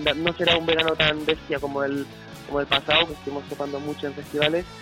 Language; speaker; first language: Spanish; non-native, local second language; Basque